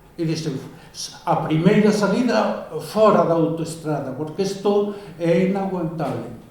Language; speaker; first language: Galician; native; Galician